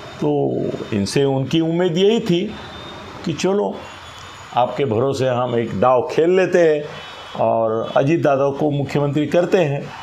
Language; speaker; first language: Hindi; non-native, local second language; Marathi